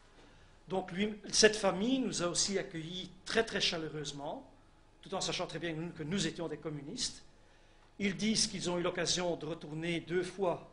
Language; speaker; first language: French; native; French